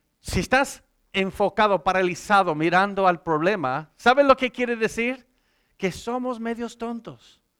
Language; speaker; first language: Spanish; non-native, fluent; English